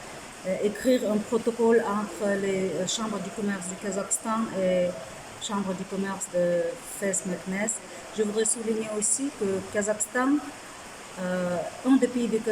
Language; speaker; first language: French; non-native, fluent; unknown